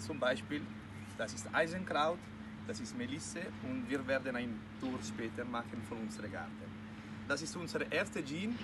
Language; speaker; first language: German; non-native, local second language; Italian